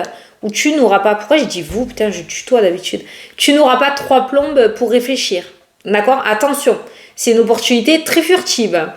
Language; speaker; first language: French; native; French